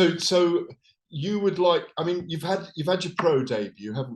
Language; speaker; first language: English; native; English